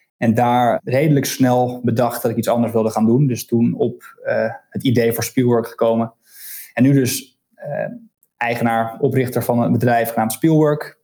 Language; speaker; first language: Dutch; native; Dutch